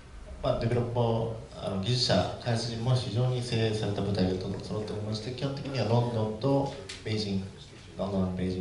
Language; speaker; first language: Japanese; native; Japanese